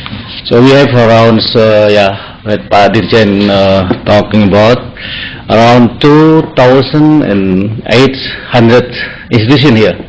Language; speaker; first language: English; non-native, learner; Indonesian